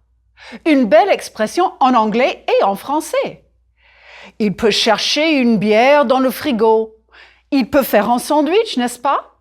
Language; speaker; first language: French; native; French